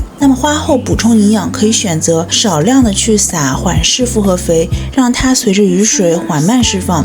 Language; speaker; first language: Chinese; native; Chinese